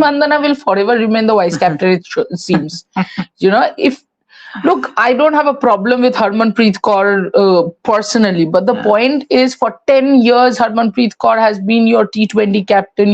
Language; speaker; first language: English; non-native, local second language; Hindi